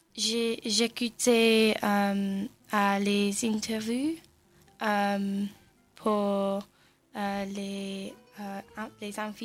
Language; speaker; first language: French; non-native, learner; English